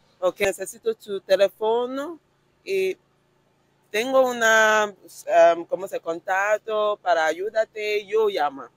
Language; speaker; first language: Spanish; non-native, learner; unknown